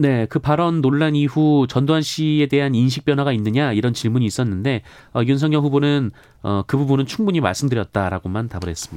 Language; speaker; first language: Korean; native; Korean